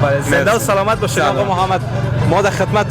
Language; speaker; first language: Persian; native; Persian